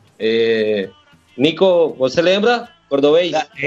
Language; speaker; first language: Portuguese; non-native, learner; Spanish